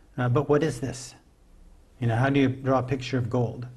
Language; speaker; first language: English; native; English